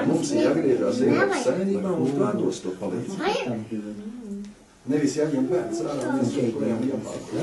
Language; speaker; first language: Latvian; native; Latvian